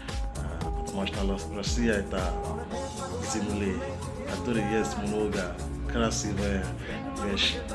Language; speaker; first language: Russian; non-native, learner; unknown